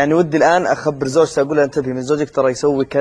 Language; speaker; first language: Arabic; native; Arabic